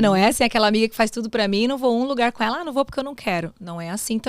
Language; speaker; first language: Portuguese; native; Portuguese